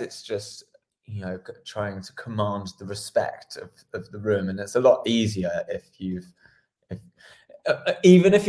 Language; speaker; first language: English; native; English